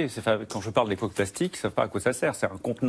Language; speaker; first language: French; native; French